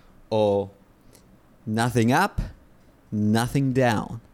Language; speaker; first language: English; non-native, fluent; Spanish